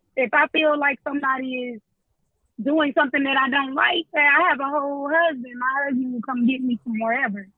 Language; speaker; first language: English; native; English